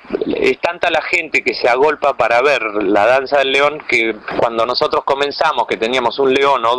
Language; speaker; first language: Spanish; native; Spanish